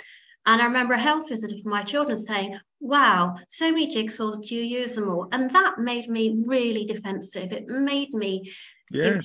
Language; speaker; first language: English; native; English